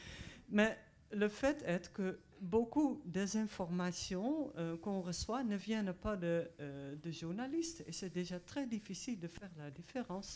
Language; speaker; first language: French; non-native, fluent; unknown